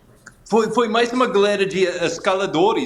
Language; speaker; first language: Portuguese; non-native, fluent; English